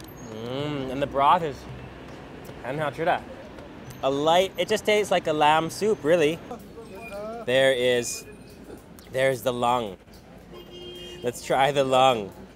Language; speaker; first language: English; native; English